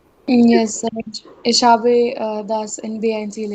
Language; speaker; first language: German; non-native, learner; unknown